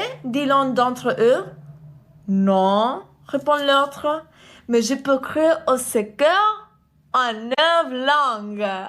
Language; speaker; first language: French; non-native, learner; English